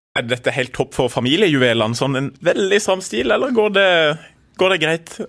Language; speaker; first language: Norwegian; native; Norwegian